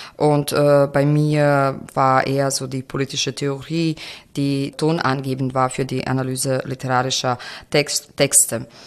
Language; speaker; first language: German; non-native, fluent; Croatian